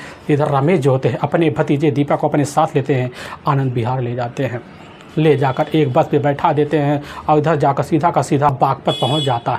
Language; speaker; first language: Hindi; native; Hindi